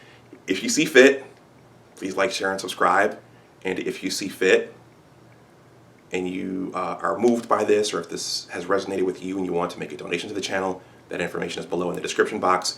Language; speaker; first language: English; native; English